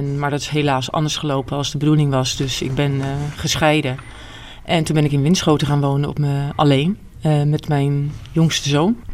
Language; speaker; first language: Dutch; native; Dutch